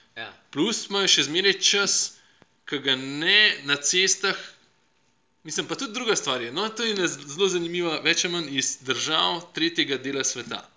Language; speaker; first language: Slovenian; non-native, fluent; Russian